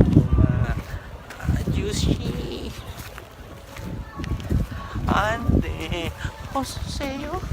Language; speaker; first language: Korean; non-native, learner; Filipino